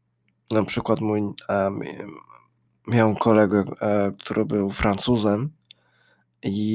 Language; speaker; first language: Polish; early bilingual, heritage; English